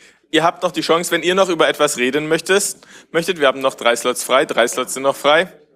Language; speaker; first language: German; native; German